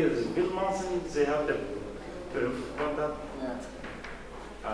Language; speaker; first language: Dutch; non-native, learner; Arabic